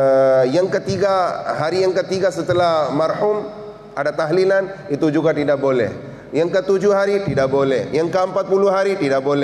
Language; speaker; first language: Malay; non-native, fluent; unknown